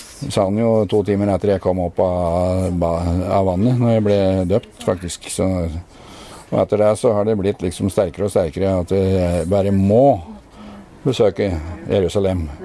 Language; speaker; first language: Norwegian; native; Norwegian